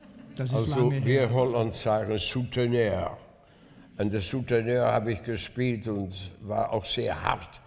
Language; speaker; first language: German; non-native, fluent; Dutch